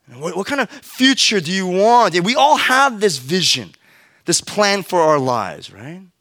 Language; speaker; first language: English; early bilingual, other home language; Korean